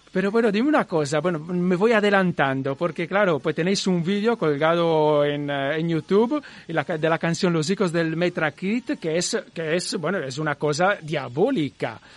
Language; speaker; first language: Spanish; native; Spanish